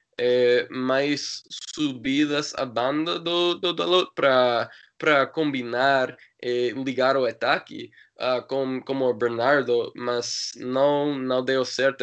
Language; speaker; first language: Portuguese; non-native, learner; English